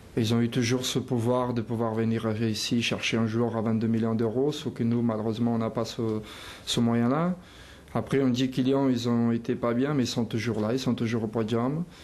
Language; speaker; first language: French; non-native, fluent; Portuguese